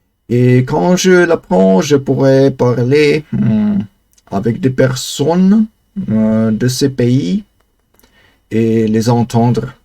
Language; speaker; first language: French; non-native, learner; Slovak